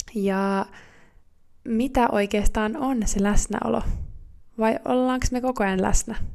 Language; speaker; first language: Finnish; native; Finnish